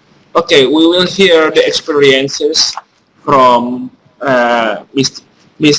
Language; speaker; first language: English; non-native, fluent; Indonesian